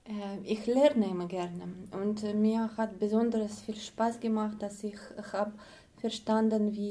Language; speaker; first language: German; non-native, learner; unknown